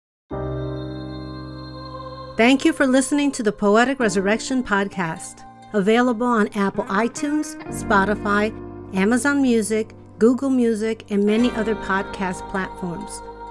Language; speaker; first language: English; early bilingual, other home language; Spanish